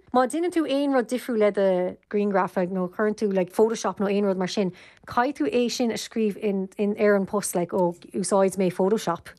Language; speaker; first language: Irish; non-native, local second language; English